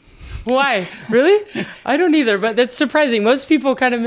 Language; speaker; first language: English; native; English